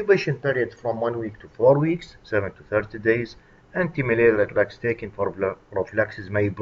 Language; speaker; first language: English; non-native, fluent; Arabic